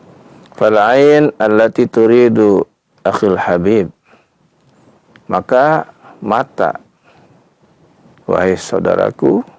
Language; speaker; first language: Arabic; non-native, fluent; Indonesian